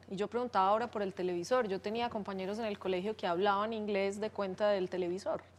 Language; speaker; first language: Spanish; native; Spanish